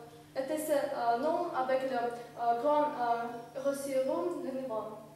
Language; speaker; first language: French; non-native, learner; Russian